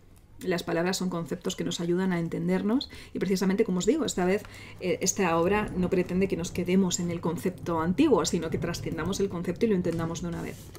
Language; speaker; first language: Spanish; native; Spanish